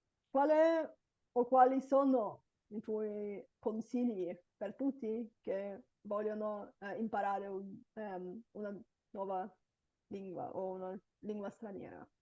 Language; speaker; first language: Italian; non-native, fluent; Bulgarian